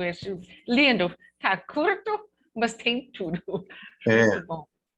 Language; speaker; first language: Portuguese; non-native, learner; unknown